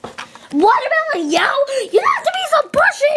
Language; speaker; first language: English; native; English